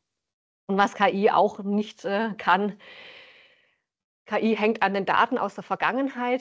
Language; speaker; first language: German; native; German